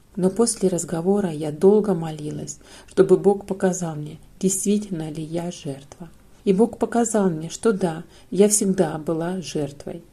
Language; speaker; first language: Russian; non-native, fluent; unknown